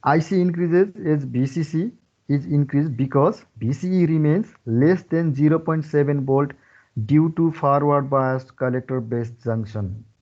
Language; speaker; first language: English; non-native, local second language; Nepali